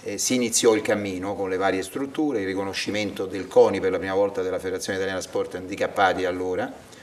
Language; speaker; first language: Italian; native; Italian